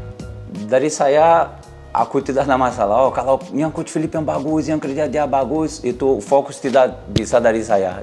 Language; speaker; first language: Indonesian; non-native, learner; Portuguese